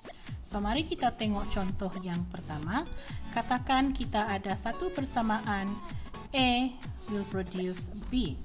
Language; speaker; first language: Malay; native; Malay